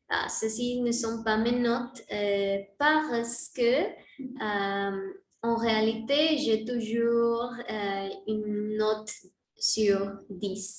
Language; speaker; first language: French; non-native, learner; Spanish